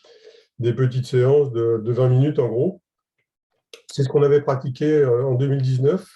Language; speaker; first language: French; native; French